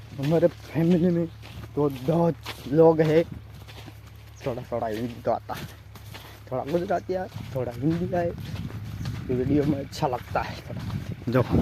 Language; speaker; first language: Hindi; non-native, local second language; Gujarati